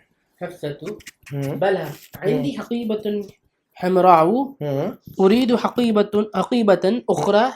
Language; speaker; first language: Arabic; non-native, learner; Urdu